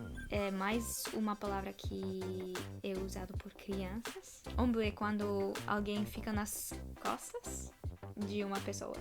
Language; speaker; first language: Portuguese; non-native, fluent; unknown